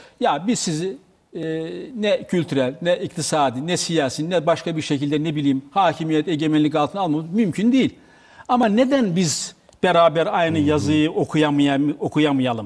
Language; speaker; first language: Turkish; native; Turkish